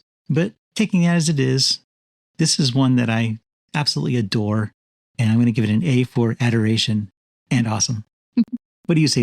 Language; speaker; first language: English; native; English